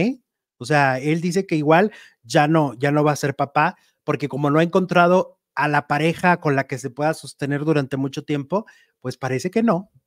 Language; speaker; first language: Spanish; native; Spanish